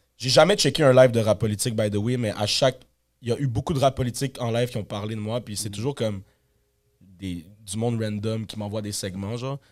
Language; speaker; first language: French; native; French